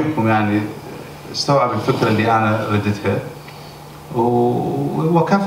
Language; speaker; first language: Arabic; native; Arabic